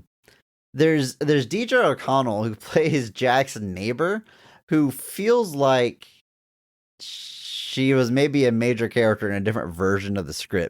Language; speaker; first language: English; native; English